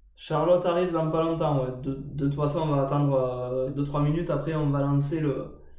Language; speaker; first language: French; native; French